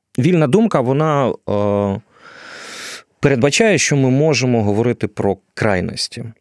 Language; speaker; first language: Ukrainian; native; Ukrainian